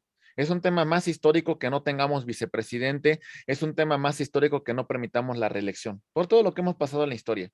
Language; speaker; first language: Spanish; native; Spanish